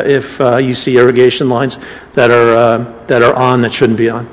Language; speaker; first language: English; native; English